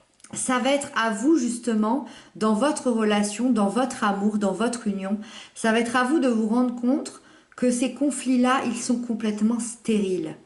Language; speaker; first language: French; native; French